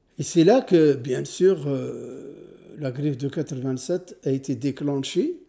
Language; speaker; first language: French; non-native, fluent; Arabic